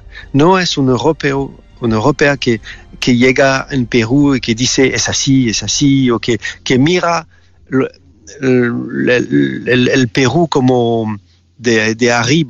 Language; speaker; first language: Spanish; non-native, learner; French